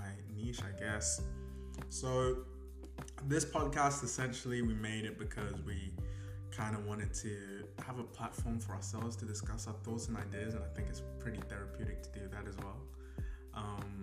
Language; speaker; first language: English; native; English